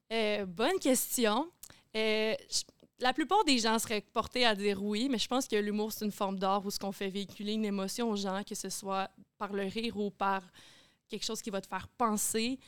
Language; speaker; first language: French; native; French